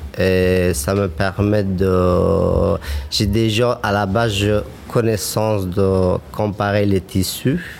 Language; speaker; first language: French; non-native, learner; Persian